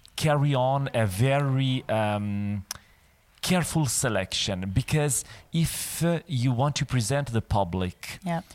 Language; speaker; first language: English; non-native, fluent; Italian